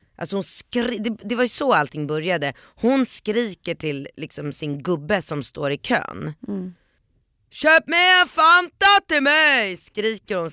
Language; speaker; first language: Swedish; early bilingual, other home language; Polish